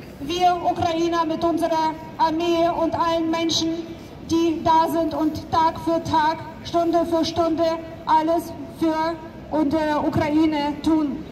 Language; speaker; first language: German; non-native, fluent; Ukrainian